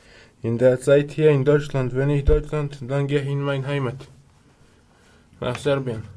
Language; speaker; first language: German; non-native, learner; Serbian